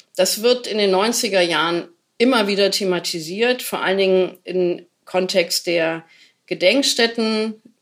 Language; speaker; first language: German; native; German